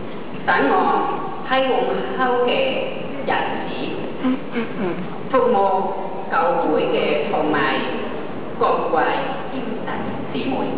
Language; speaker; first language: Cantonese; non-native, learner; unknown